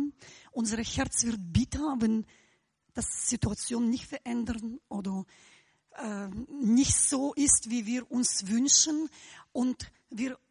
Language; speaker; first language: German; non-native, fluent; Russian